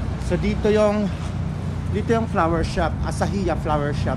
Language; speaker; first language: English; non-native, local second language; Filipino